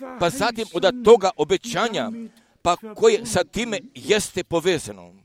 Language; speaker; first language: Croatian; early bilingual, heritage; Serbian